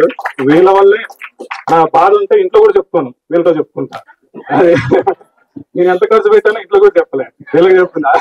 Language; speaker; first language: Telugu; native; Telugu